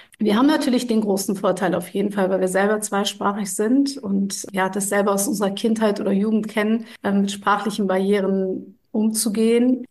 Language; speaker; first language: German; early bilingual, other home language; Turkish